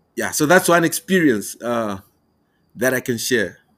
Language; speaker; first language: English; non-native, local second language; Tumbuka